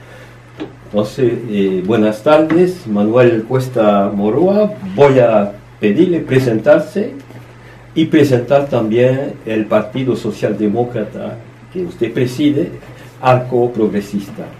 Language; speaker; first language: Spanish; non-native, fluent; French